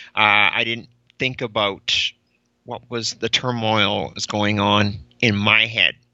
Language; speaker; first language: English; native; English